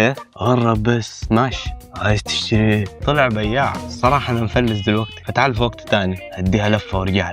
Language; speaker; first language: Arabic; native; Arabic